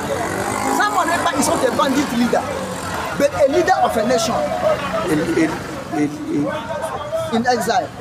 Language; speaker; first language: English; non-native, local second language; Igbo